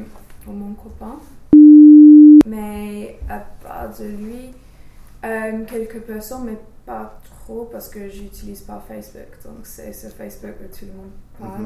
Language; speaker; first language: French; non-native, learner; English